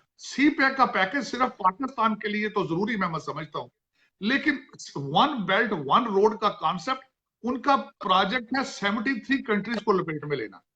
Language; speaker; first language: Urdu; non-native, local second language; Punjabi